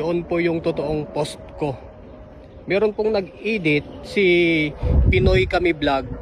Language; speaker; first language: Filipino; non-native, local second language; Iloko